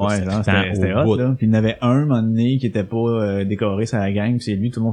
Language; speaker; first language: French; native; French